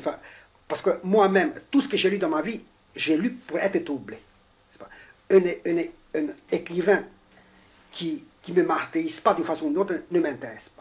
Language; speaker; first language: French; non-native, fluent; Romanian